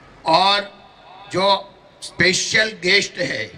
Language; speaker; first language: Hindi; non-native, local second language; Gujarati